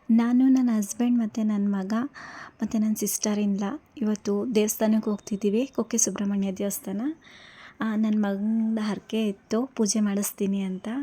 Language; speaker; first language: Kannada; native; Kannada